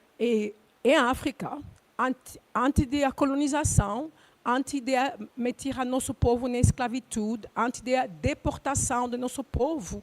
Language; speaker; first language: Portuguese; non-native, learner; Luba-Lulua